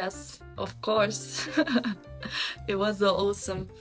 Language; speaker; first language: English; non-native, learner; Japanese